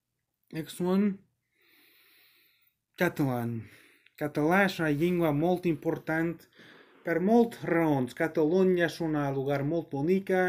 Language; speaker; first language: Portuguese; non-native, learner; English